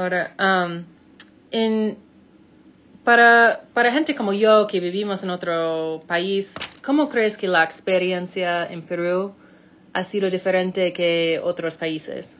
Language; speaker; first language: Spanish; non-native, fluent; English